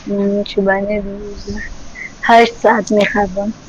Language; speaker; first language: Persian; non-native, learner; Urdu